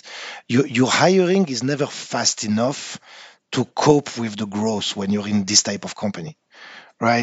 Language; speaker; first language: English; non-native, fluent; French